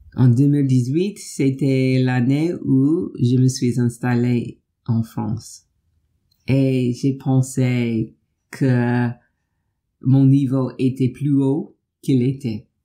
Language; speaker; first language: French; non-native, fluent; English